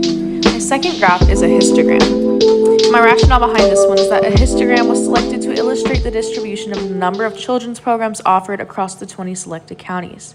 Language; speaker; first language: English; native; English